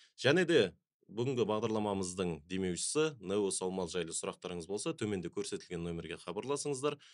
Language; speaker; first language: Kazakh; native; Kazakh